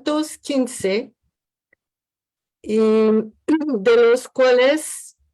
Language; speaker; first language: Spanish; non-native, learner; French